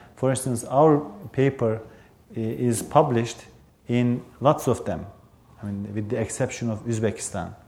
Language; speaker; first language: English; non-native, fluent; Turkish